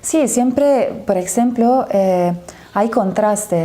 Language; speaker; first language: Spanish; non-native, fluent; Italian